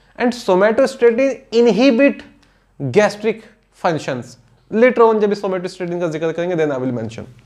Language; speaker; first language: Hindi; native; Hindi